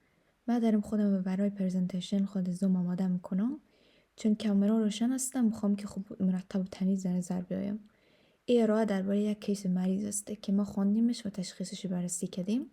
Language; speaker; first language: Persian; early bilingual, heritage; Persian